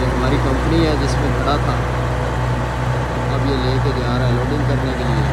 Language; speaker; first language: Urdu; non-native, local second language; Punjabi